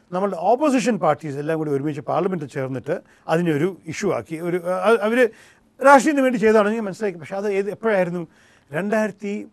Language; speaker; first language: Malayalam; early bilingual, heritage; Malayalam